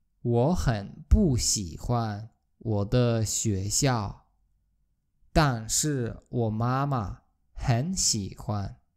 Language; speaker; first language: Chinese; non-native, fluent; Polish